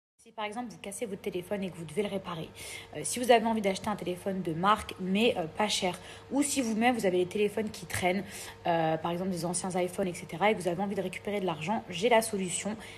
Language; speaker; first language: French; native; French